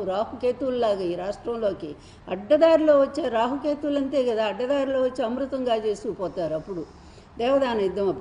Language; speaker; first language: Telugu; native; Telugu